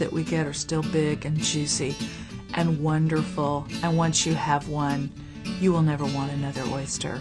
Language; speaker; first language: English; native; English